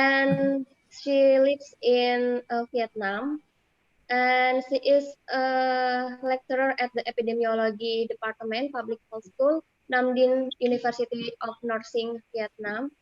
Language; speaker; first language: English; non-native, fluent; Indonesian